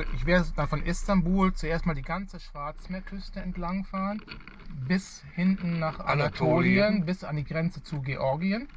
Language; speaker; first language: German; non-native, fluent; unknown